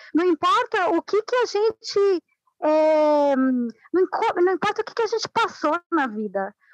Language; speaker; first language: Portuguese; non-native, fluent; Spanish